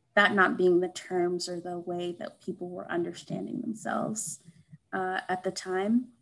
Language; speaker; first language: English; native; English